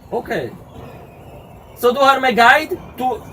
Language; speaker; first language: Swedish; non-native, learner; Polish